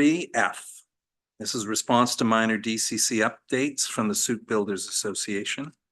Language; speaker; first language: English; native; English